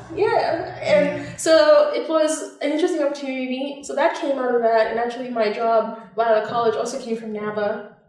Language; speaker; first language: English; non-native, local second language; Bemba